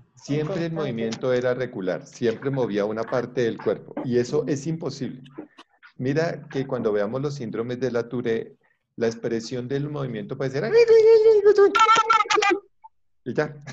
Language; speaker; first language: Spanish; native; Spanish